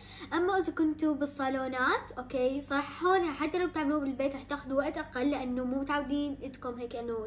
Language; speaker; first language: Arabic; native; Arabic